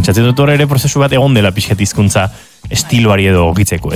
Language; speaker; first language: Basque; native; Basque